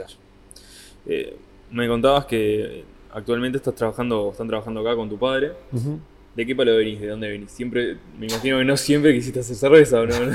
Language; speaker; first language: Spanish; native; Spanish